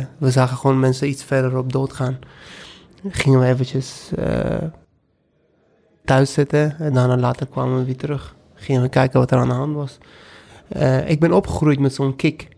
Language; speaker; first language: Dutch; non-native, fluent; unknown